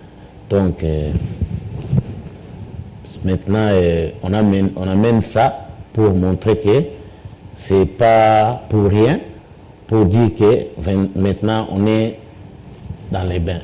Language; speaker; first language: French; non-native, local second language; Kongo